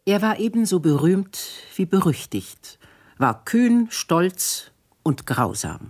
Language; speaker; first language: German; native; German